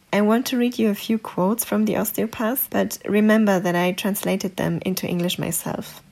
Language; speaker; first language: English; non-native, fluent; German